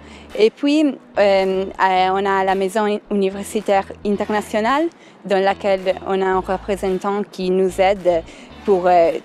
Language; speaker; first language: French; non-native, local second language; German